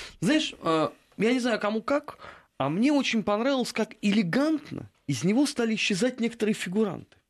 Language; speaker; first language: Russian; native; Russian